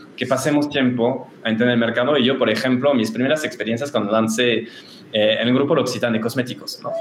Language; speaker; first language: Spanish; non-native, fluent; French